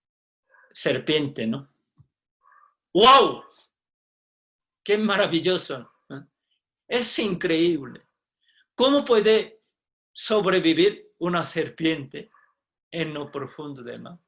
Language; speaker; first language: Spanish; non-native, fluent; Korean